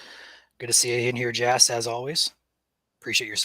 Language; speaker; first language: English; native; English